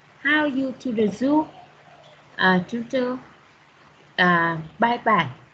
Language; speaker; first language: English; non-native, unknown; Vietnamese